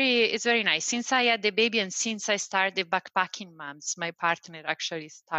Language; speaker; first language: English; non-native, fluent; Italian